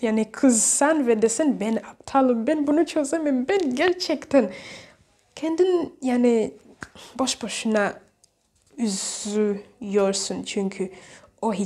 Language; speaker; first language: Turkish; non-native, learner; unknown